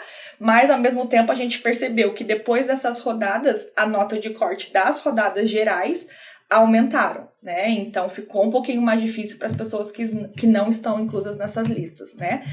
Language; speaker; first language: Portuguese; native; Portuguese